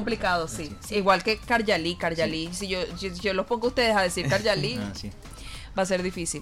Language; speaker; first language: Spanish; native; Spanish